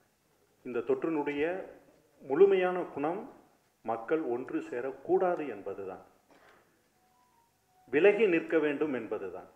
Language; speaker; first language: Tamil; native; Tamil